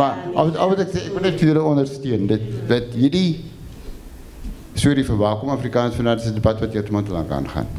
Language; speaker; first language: Afrikaans; non-native, fluent; French